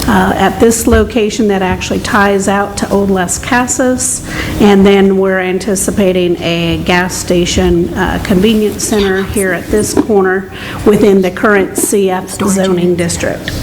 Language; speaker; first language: English; native; English